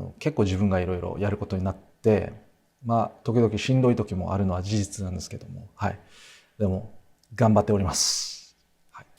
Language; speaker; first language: Japanese; non-native, fluent; Korean